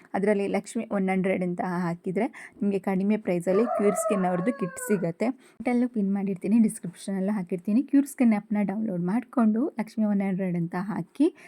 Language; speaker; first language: Kannada; native; Kannada